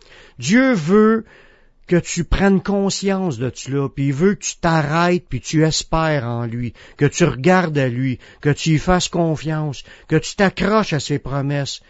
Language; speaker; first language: French; native; French